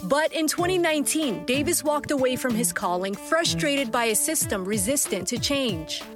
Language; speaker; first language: English; non-native, fluent; Somali